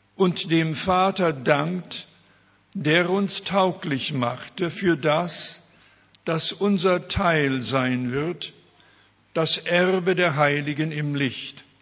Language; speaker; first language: German; early bilingual, heritage; German